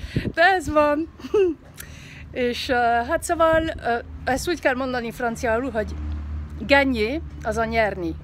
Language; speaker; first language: Hungarian; early bilingual, heritage; Hungarian